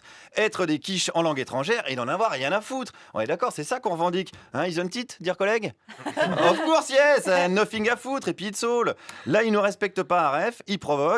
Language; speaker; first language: French; native; French